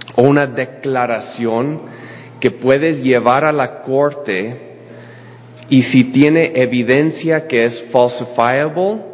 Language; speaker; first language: Spanish; non-native, fluent; English